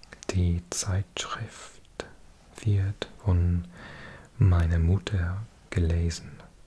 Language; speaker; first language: German; non-native, learner; English